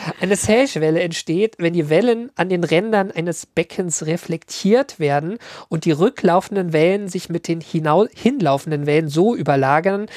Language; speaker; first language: German; native; German